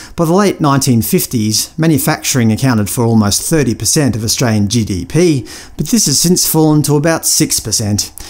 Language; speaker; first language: English; native; English